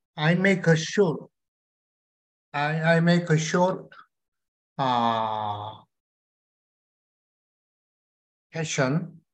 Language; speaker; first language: English; non-native, learner; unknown